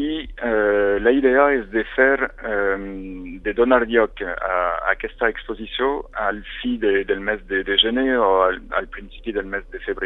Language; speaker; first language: Catalan; non-native, fluent; French